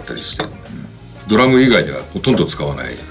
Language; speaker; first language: Japanese; native; Japanese